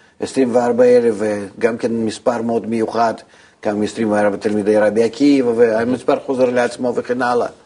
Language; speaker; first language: Hebrew; non-native, fluent; Russian